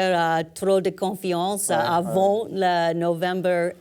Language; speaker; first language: French; non-native, learner; English